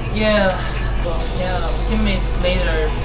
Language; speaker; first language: English; non-native, learner; Korean